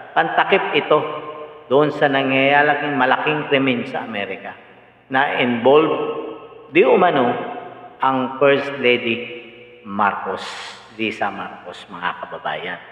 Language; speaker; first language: Filipino; native; Filipino